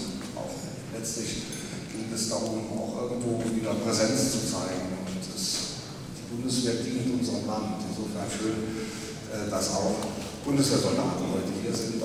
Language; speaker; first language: German; native; German